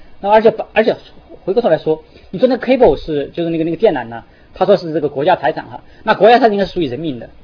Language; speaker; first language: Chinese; native; Chinese